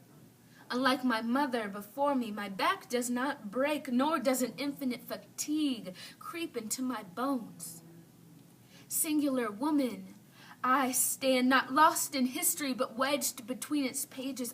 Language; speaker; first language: English; native; English